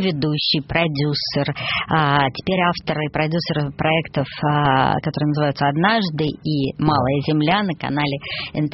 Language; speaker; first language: Russian; native; Russian